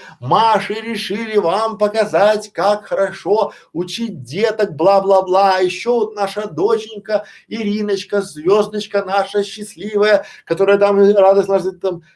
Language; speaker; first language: Russian; native; Russian